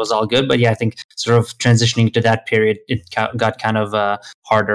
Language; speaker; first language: English; non-native, fluent; Swedish